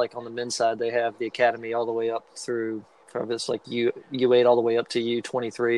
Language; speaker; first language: English; native; English